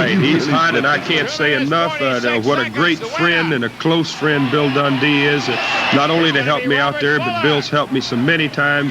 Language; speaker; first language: English; native; English